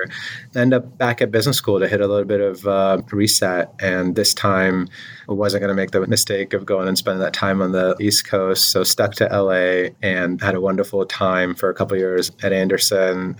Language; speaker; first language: English; non-native, local second language; Urdu